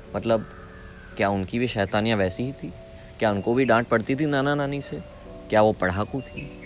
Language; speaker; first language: Hindi; non-native, local second language; Gujarati